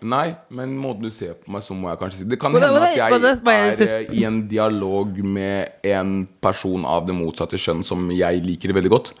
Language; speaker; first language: Norwegian; native; Norwegian